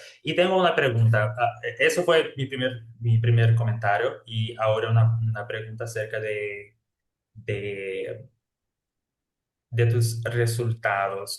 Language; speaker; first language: Spanish; non-native, fluent; Portuguese